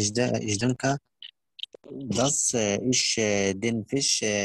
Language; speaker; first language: German; non-native, learner; Arabic